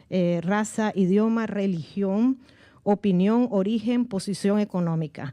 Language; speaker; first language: Spanish; native; Spanish